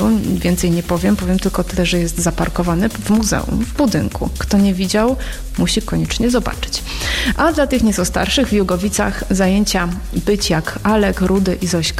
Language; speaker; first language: Polish; native; Polish